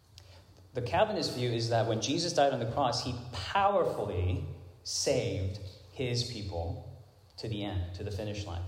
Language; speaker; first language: English; non-native, local second language; Cantonese